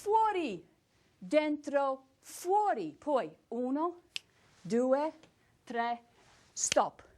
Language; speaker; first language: Italian; non-native, fluent; English